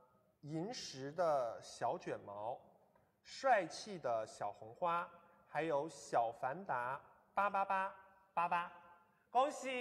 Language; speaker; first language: Chinese; native; Chinese